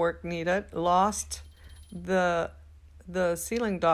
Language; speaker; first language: English; non-native, fluent; German